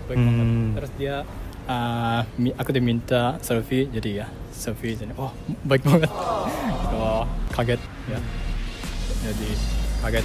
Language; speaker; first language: Indonesian; non-native, learner; Japanese